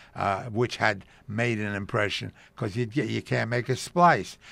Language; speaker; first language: English; early bilingual, other home language; Yiddish